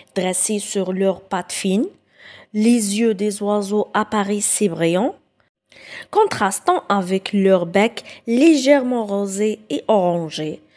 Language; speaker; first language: French; non-native, local second language; Arabic